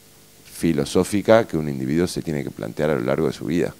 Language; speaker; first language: Spanish; native; Spanish